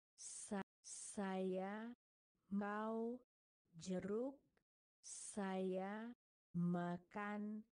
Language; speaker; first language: Indonesian; non-native, learner; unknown